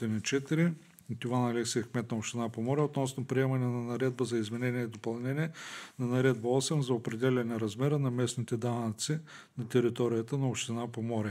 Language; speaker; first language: Bulgarian; native; Bulgarian